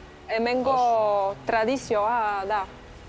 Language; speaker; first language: Basque; non-native, fluent; Polish